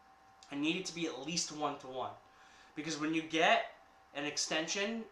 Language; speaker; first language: English; native; English